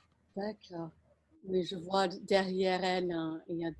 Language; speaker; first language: French; non-native, fluent; English